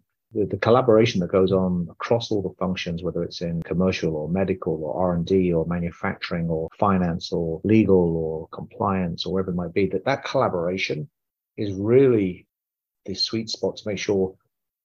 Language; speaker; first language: English; native; English